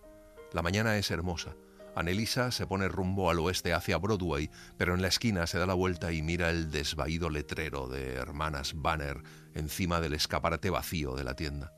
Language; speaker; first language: Spanish; native; Spanish